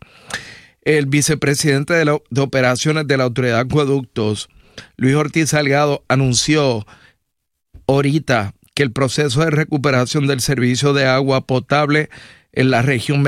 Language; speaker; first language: Spanish; native; Spanish